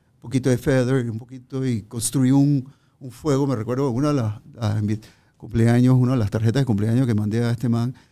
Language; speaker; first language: Spanish; native; Spanish